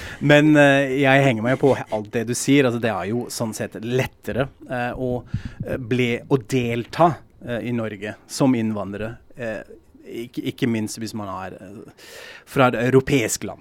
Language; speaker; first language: Norwegian; non-native, fluent; German